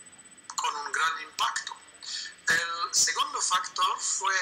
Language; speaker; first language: Spanish; non-native, fluent; French